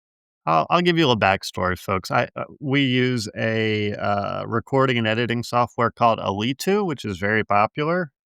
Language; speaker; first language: English; native; English